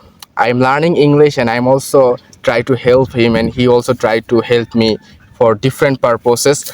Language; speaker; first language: English; non-native, learner; Bangla